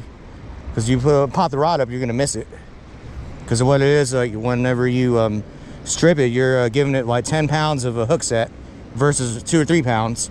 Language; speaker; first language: English; native; English